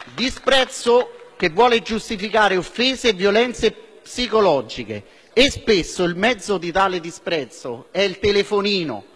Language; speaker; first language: Italian; native; Italian